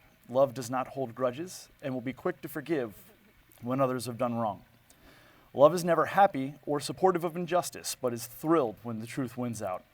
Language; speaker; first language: English; native; English